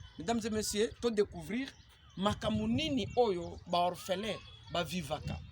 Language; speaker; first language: Lingala; native; Lingala